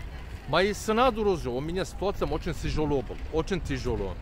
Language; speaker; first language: Russian; non-native, learner; Turkish